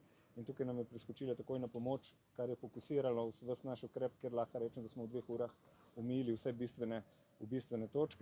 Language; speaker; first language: Slovenian; native; Slovenian